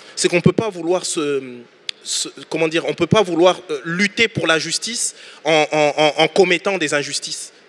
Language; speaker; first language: French; native; French